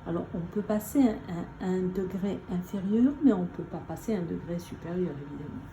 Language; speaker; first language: French; non-native, local second language; Arabic